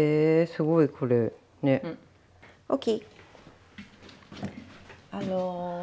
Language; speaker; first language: French; non-native, learner; Japanese